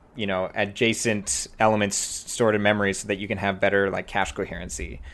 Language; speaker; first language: English; native; English